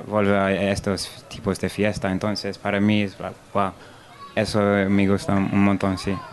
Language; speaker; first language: Spanish; non-native, learner; English